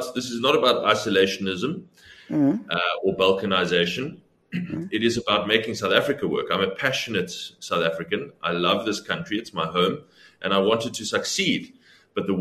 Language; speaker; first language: English; native; English